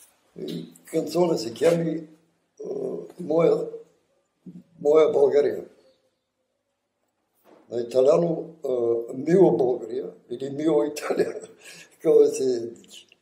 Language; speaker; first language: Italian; non-native, learner; Bulgarian